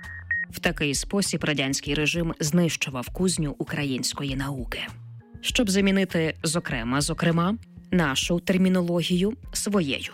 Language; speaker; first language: Ukrainian; native; Ukrainian